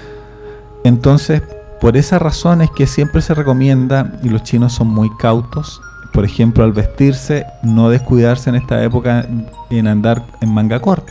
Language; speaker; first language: Spanish; native; Spanish